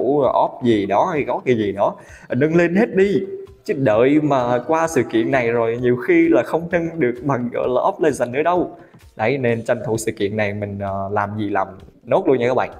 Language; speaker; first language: Vietnamese; native; Vietnamese